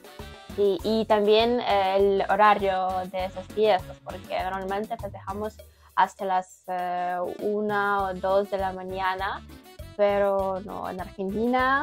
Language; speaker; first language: Spanish; non-native, learner; Ukrainian